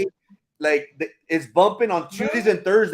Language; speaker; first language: English; early bilingual, other home language; Spanish